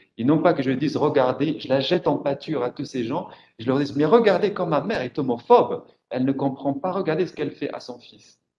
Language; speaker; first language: French; non-native, local second language; Arabic